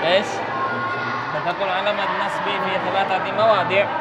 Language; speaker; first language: Arabic; non-native, fluent; Indonesian